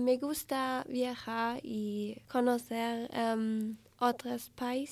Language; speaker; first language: Spanish; non-native, learner; German